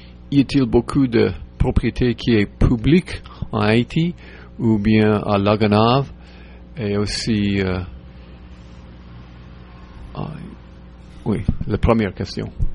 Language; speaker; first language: French; non-native, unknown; English